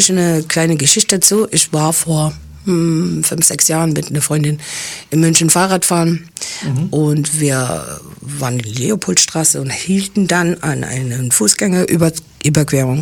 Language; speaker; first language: German; early bilingual, heritage; English